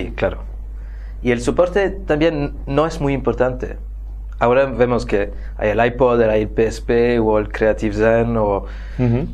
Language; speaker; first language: Spanish; non-native, fluent; French